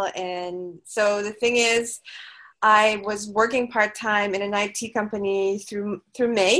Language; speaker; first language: English; non-native, local second language; Filipino